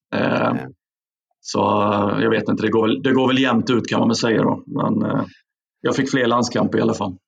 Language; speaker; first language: Swedish; native; Swedish